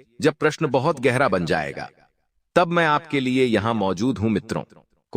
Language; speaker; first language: Hindi; native; Hindi